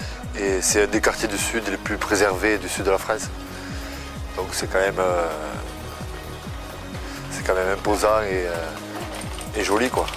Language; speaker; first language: French; native; French